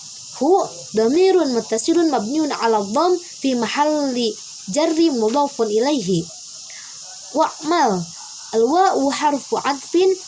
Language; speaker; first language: Arabic; non-native, learner; Indonesian